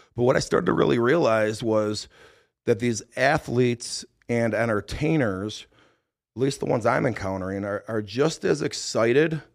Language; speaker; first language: English; native; English